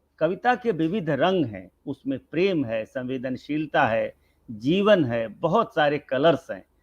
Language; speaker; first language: Hindi; non-native, local second language; Bhojpuri